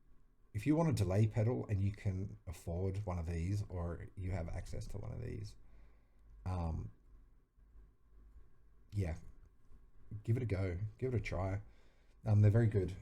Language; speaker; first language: English; native; English